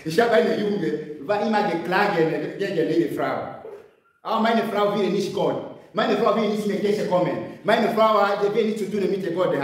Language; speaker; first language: German; non-native, learner; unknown